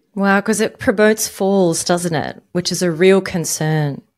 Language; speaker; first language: English; non-native, fluent; Arabic